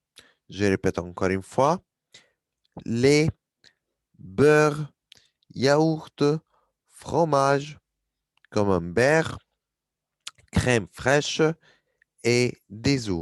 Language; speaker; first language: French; non-native, fluent; Arabic